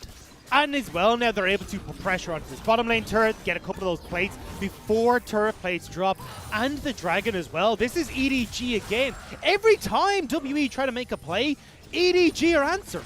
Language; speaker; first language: English; native; English